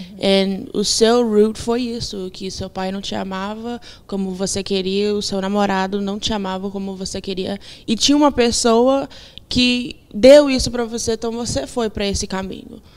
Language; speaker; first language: Portuguese; early bilingual, heritage; Portuguese